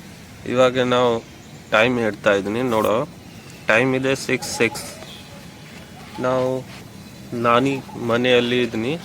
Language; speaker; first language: Kannada; non-native, local second language; Hindi